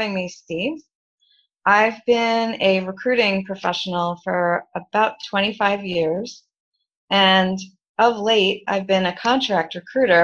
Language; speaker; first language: English; native; English